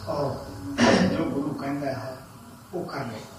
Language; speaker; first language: Hindi; non-native, local second language; Punjabi